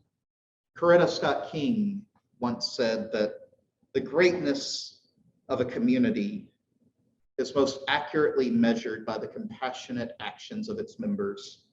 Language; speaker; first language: English; native; English